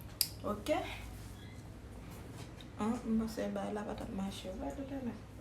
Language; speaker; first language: French; non-native, local second language; Haitian Creole